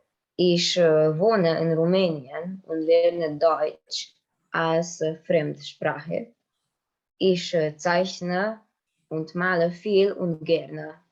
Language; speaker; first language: German; non-native, learner; Hungarian